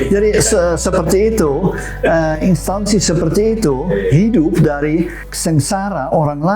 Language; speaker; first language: Indonesian; non-native, fluent; Dutch